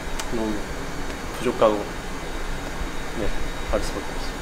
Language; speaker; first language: Korean; non-native, learner; Japanese